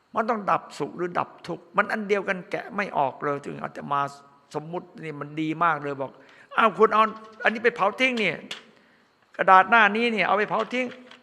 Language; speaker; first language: Thai; native; Thai